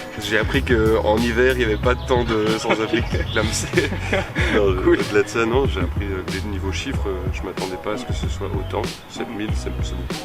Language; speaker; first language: French; native; French